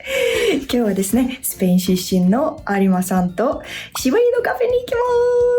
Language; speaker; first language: Japanese; non-native, fluent; Russian